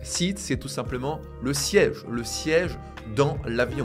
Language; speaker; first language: French; native; French